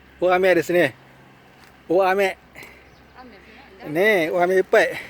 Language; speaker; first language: Japanese; non-native, learner; Thai